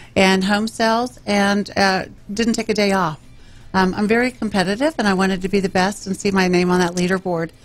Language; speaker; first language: English; native; English